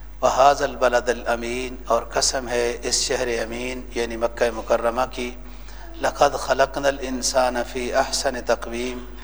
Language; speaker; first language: Urdu; native; Urdu